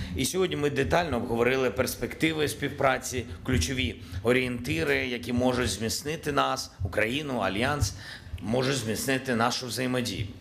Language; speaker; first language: Ukrainian; non-native, local second language; Russian